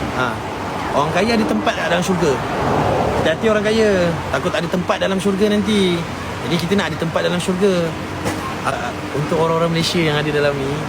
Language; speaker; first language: Malay; native; Malay